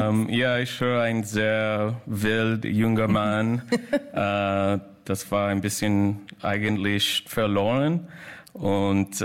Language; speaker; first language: German; non-native, learner; English